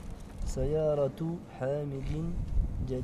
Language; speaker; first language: Arabic; non-native, learner; French